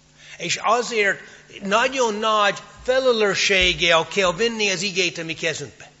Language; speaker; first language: Hungarian; non-native, fluent; English